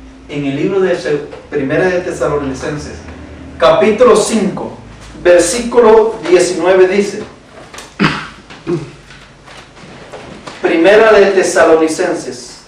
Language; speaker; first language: Spanish; native; Spanish